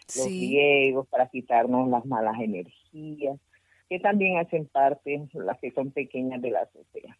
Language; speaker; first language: Spanish; native; Spanish